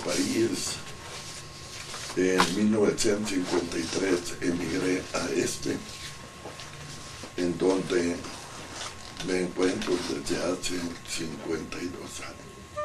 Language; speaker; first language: Spanish; non-native, fluent; Italian